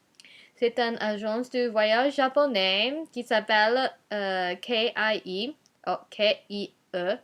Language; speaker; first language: French; non-native, learner; Japanese